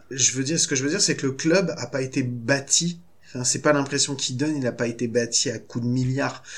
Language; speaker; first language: French; native; French